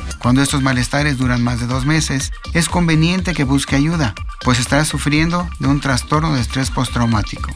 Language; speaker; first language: Spanish; native; Spanish